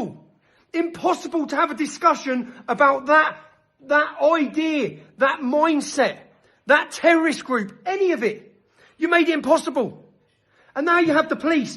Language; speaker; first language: English; native; English